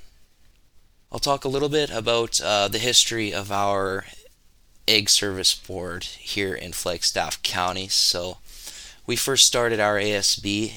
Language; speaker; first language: English; native; English